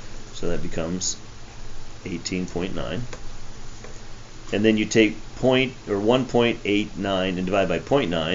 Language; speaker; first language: English; native; English